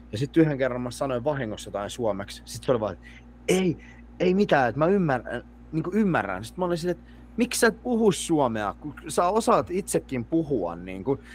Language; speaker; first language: Finnish; native; Finnish